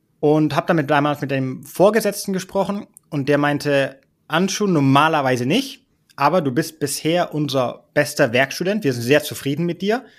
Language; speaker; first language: German; early bilingual, heritage; German